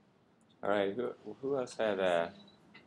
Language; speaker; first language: English; native; English